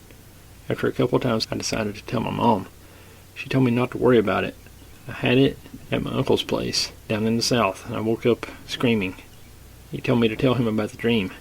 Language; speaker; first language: English; native; English